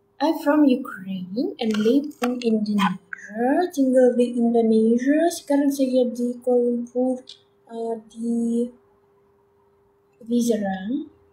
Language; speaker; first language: Indonesian; non-native, learner; Ukrainian